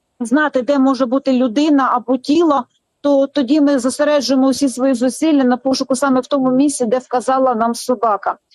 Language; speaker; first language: Ukrainian; native; Ukrainian